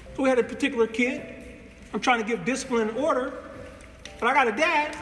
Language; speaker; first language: English; native; English